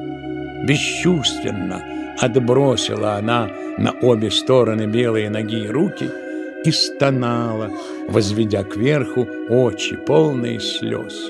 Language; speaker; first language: Russian; native; Russian